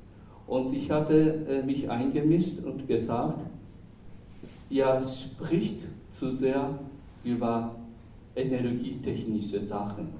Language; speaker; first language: German; non-native, fluent; Japanese